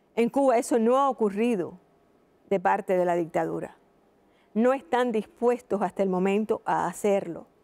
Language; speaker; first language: Spanish; native; Spanish